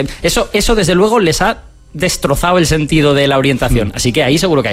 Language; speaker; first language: Spanish; native; Spanish